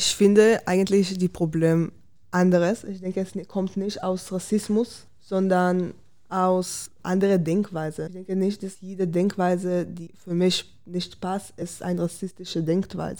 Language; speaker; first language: German; non-native, fluent; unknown